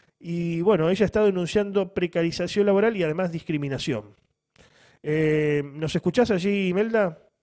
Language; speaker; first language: Spanish; native; Spanish